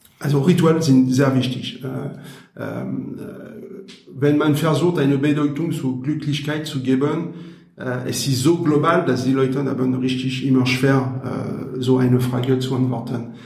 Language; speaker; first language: German; non-native, learner; French